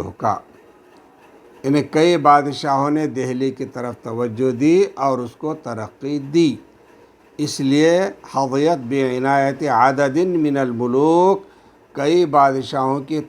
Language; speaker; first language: Urdu; native; Urdu